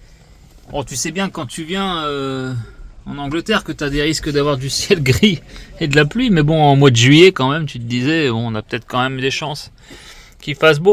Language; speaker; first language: French; native; French